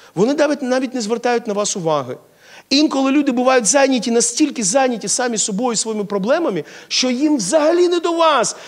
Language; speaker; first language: Ukrainian; non-native, local second language; Russian